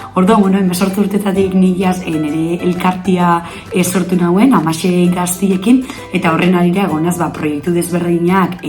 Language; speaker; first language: Basque; native; Basque